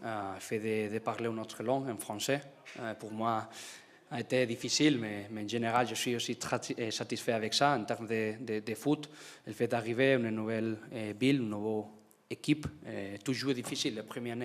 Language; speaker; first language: French; non-native, learner; Spanish